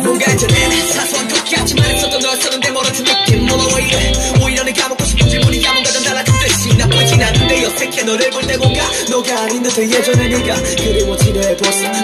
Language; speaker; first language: Korean; early bilingual, heritage; Korean